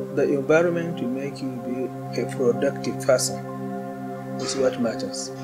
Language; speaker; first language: English; non-native, local second language; Hausa